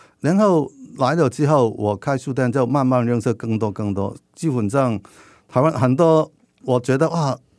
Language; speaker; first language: Chinese; non-native, local second language; Cantonese